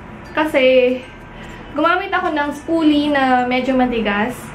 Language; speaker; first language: Filipino; native; Filipino